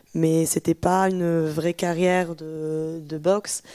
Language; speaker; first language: French; native; French